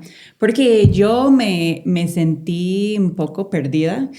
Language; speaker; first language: Spanish; non-native, fluent; English